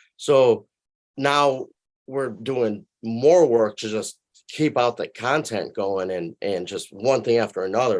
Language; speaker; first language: English; native; English